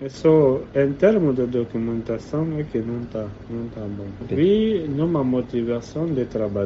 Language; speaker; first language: Portuguese; non-native, learner; Spanish